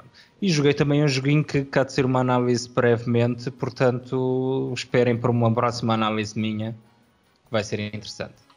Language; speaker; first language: Portuguese; native; Portuguese